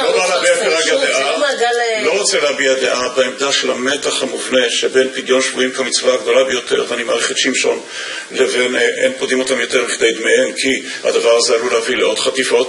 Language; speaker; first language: Hebrew; native; Hebrew